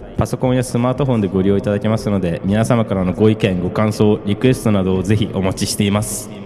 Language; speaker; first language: Japanese; native; Japanese